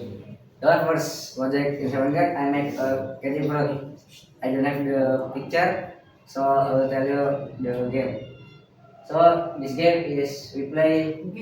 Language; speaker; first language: English; non-native, learner; Indonesian